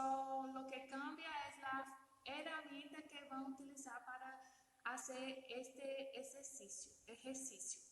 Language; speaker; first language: Spanish; non-native, learner; Portuguese